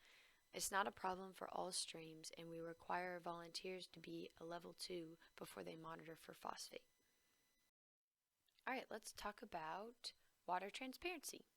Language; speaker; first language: English; native; English